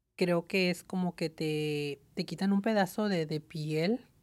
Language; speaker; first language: Spanish; early bilingual, heritage; Spanish